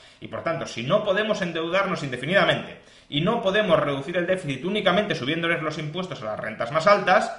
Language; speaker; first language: Spanish; native; Spanish